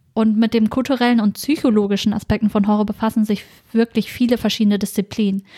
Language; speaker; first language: German; early bilingual, other home language; Vietnamese